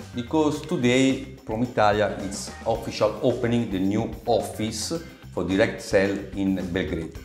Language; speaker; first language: English; non-native, learner; Italian